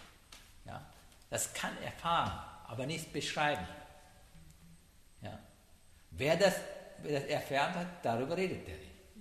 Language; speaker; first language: German; non-native, learner; Sinhala